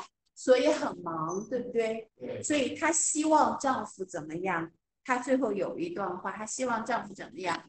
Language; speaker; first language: Chinese; non-native, fluent; English